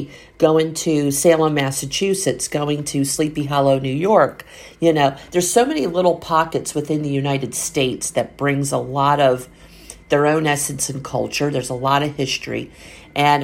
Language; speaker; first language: English; native; English